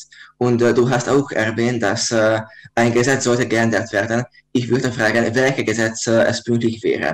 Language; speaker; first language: German; non-native, learner; Hungarian